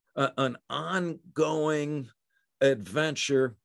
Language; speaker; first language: English; native; English